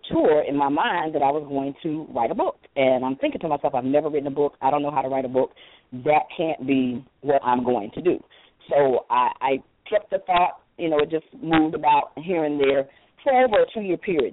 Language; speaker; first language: English; native; English